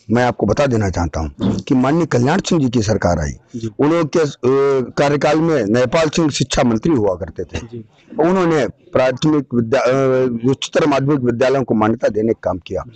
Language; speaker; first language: Hindi; native; Hindi